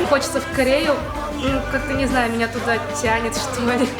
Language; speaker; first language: Russian; native; Russian